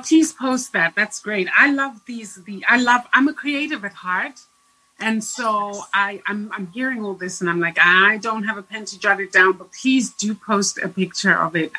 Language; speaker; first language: English; non-native, local second language; Shona